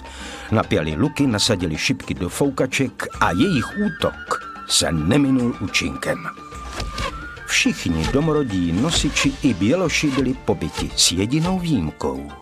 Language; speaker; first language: Czech; native; Czech